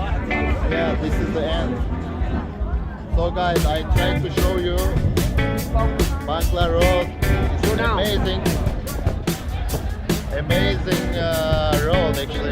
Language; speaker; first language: English; non-native, learner; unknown